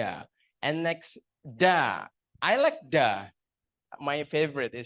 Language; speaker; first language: English; non-native, learner; Indonesian